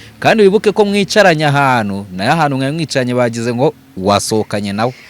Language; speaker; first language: Kinyarwanda; native; Kinyarwanda